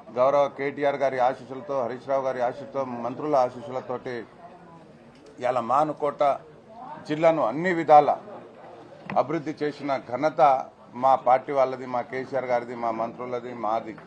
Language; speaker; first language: Telugu; non-native, local second language; Lambadi